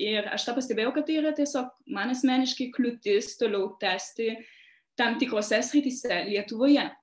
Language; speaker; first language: Lithuanian; early bilingual, heritage; Lithuanian